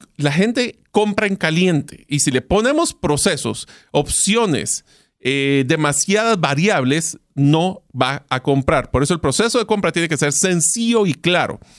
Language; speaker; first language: Spanish; native; Spanish